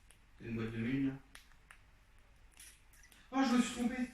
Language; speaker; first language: French; native; French